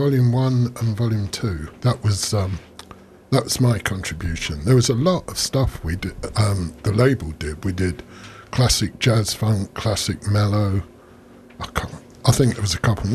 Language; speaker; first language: English; native; English